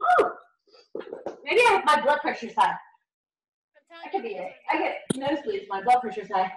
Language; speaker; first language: English; native; English